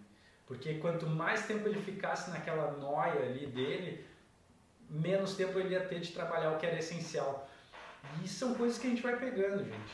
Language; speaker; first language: Portuguese; native; Portuguese